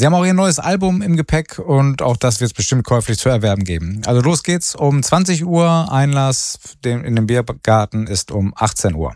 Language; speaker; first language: German; native; German